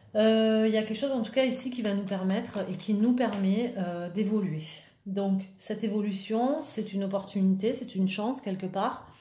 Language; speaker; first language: French; native; French